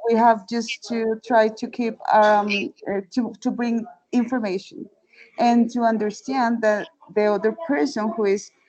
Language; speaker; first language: English; non-native, fluent; Spanish